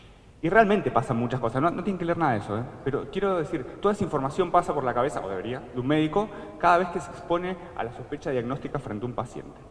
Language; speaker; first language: Spanish; native; Spanish